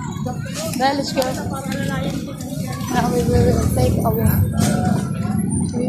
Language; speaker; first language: English; non-native, local second language; Cebuano